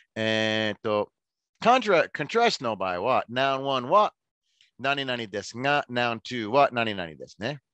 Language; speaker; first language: Japanese; non-native, fluent; English